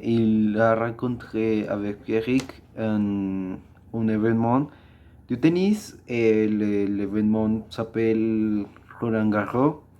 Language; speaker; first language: French; non-native, learner; Spanish